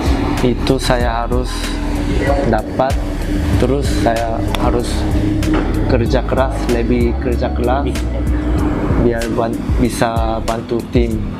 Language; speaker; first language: Indonesian; non-native, learner; Korean